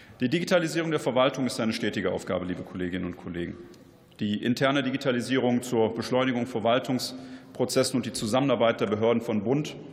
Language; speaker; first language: German; native; German